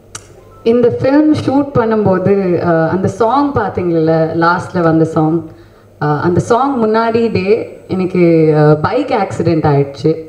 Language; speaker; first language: Tamil; non-native, learner; Kannada